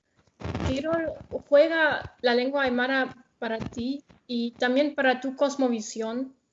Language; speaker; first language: Spanish; non-native, fluent; German